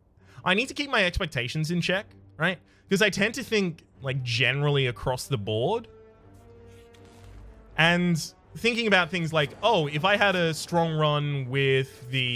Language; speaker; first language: English; native; English